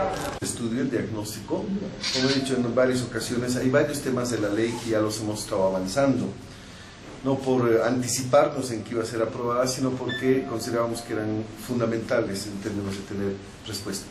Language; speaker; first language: Spanish; native; Spanish